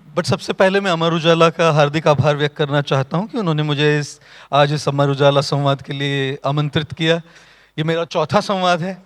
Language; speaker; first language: Hindi; non-native, local second language; Marathi